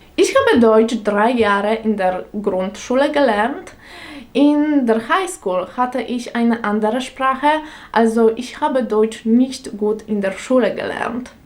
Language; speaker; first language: German; non-native, fluent; Polish